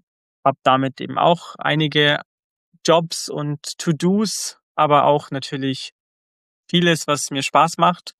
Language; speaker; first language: German; early bilingual, other home language; Croatian